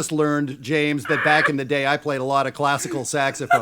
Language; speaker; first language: English; native; English